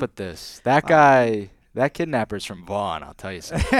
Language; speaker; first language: English; native; English